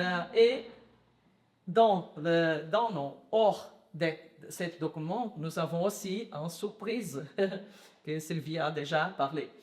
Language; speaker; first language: French; non-native, learner; Portuguese